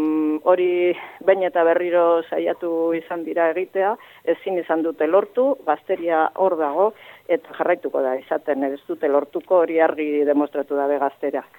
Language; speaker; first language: Basque; native; Basque